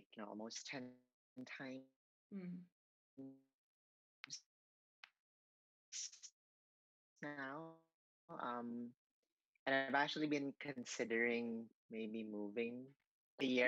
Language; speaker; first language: English; non-native, local second language; Cebuano